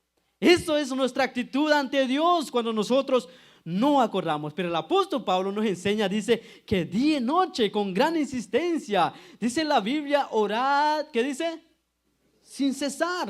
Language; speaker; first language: Spanish; native; Spanish